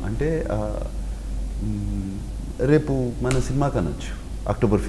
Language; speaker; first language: Telugu; native; Telugu